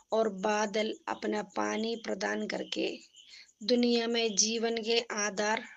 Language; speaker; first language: Hindi; non-native, local second language; Malayalam